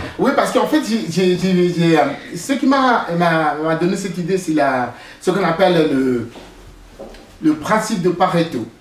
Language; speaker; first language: French; non-native, fluent; English